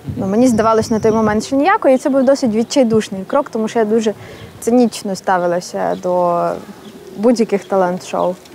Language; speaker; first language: Ukrainian; native; Ukrainian